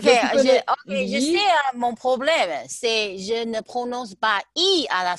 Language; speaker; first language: French; non-native, learner; Chinese